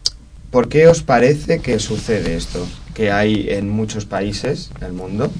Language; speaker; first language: Spanish; native; Spanish